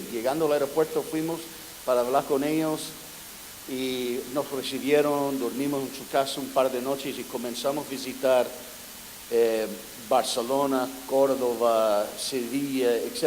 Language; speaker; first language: Spanish; non-native, fluent; English